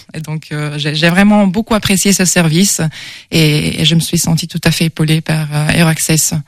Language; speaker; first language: French; non-native, fluent; Italian